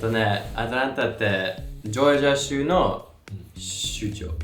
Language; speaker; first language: Japanese; non-native, learner; English